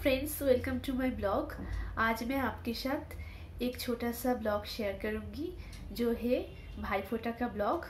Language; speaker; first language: Hindi; non-native, local second language; Bangla